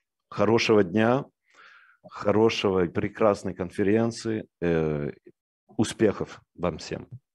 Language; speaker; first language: Russian; non-native, learner; French